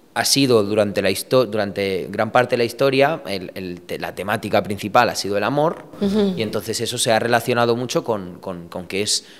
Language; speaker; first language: Spanish; early bilingual, other home language; Romanian